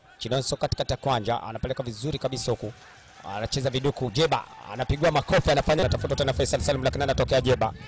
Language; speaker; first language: Swahili; native; Swahili